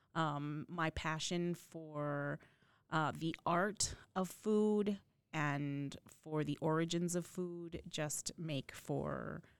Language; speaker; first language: English; native; English